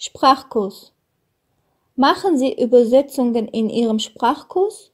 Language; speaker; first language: German; non-native, fluent; Armenian